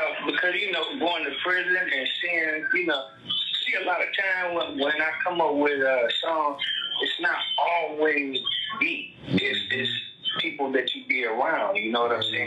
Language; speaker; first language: English; native; English